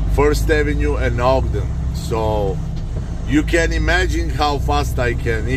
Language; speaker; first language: English; non-native, learner; Bulgarian